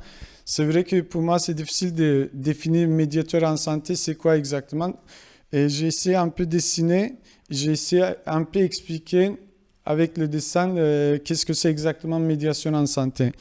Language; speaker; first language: French; non-native, fluent; Kurdish